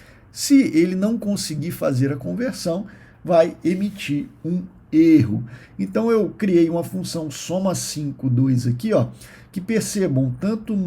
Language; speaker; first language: Portuguese; native; Portuguese